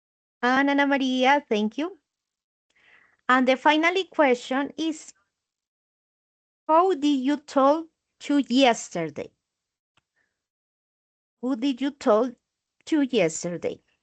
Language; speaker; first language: English; non-native, learner; Spanish